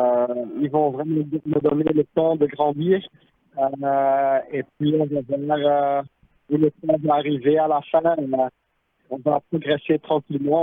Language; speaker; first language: French; non-native, local second language; Dutch